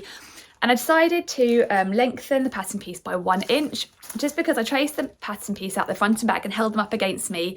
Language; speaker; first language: English; native; English